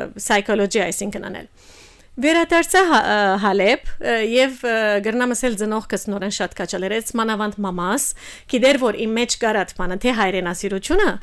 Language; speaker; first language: Armenian; early bilingual, heritage; Armenian